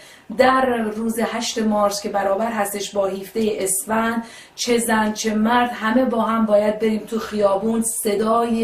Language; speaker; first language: Persian; native; Persian